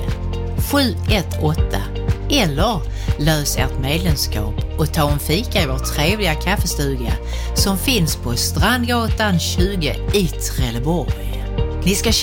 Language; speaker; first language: Swedish; native; Swedish